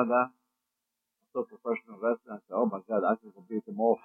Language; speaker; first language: English; non-native, fluent; Croatian